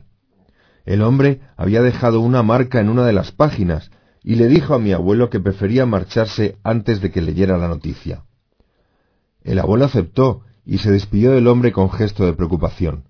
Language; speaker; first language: Spanish; native; Spanish